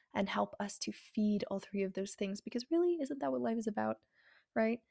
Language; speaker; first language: English; native; English